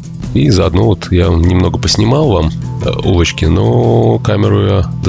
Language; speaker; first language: Russian; native; Russian